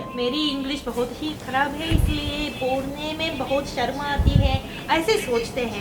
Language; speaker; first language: Hindi; non-native, fluent; Japanese